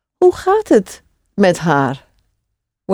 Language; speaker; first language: Dutch; non-native, fluent; English